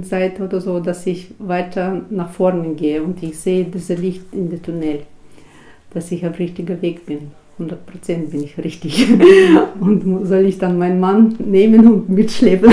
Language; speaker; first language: German; non-native, fluent; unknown